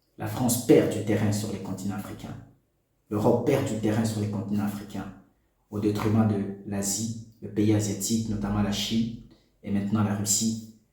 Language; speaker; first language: French; non-native, local second language; Lingala